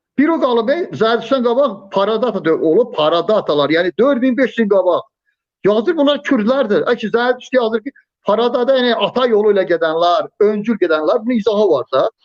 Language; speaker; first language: Azerbaijani; non-native, local second language; Talysh